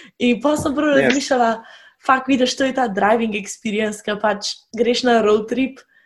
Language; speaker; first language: Slovenian; native; Slovenian